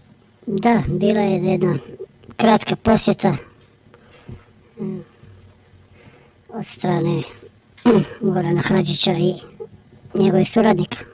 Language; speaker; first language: Croatian; native; Croatian